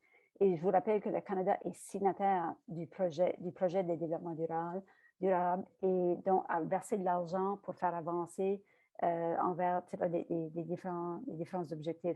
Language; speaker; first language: French; native; French